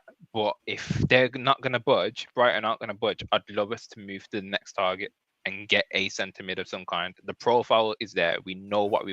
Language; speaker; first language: English; native; English